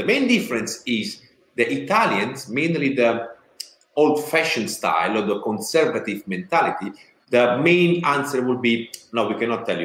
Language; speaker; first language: English; non-native, fluent; Italian